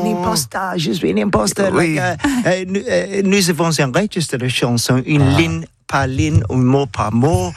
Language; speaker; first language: French; non-native, learner; English